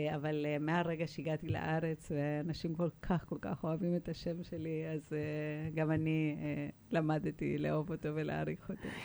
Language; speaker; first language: Hebrew; non-native, fluent; Spanish